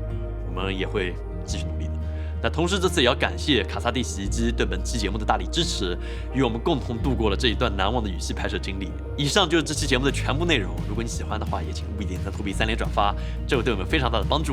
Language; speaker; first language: Chinese; native; Chinese